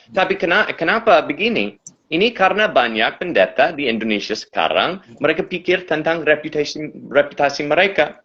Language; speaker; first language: Indonesian; non-native, learner; English